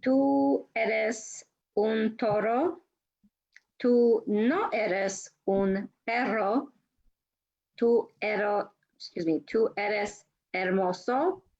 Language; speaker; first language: Spanish; non-native, learner; English